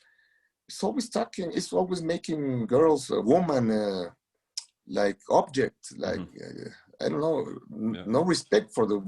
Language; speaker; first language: English; non-native, learner; Spanish